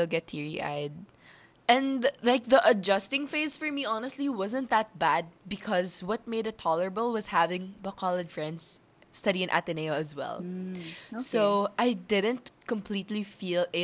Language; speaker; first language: English; non-native, local second language; Hiligaynon